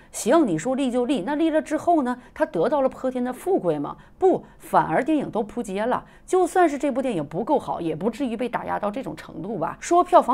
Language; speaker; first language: Chinese; native; Chinese